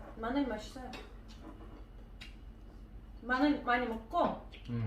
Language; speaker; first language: Korean; non-native, learner; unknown